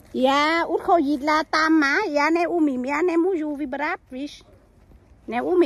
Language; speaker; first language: Czech; non-native, learner; Vietnamese